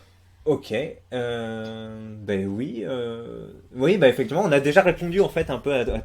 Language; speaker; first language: French; native; French